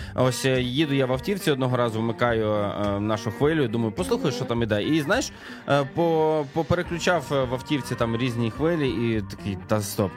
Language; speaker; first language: Ukrainian; native; Ukrainian